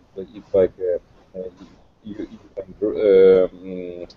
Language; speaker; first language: English; non-native, learner; Russian